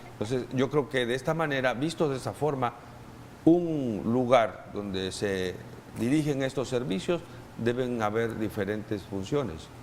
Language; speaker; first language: Spanish; native; Spanish